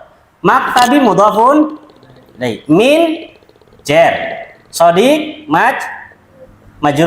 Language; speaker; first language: Arabic; non-native, fluent; Indonesian